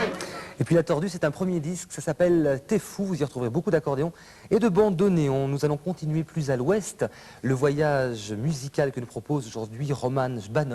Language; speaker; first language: French; native; French